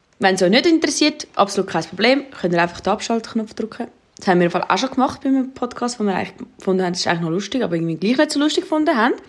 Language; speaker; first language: German; native; German